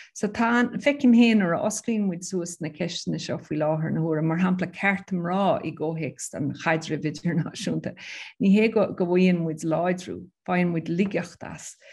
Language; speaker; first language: Irish; native; Irish